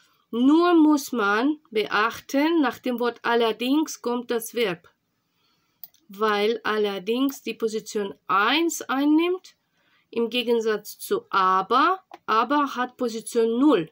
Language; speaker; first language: German; non-native, fluent; Russian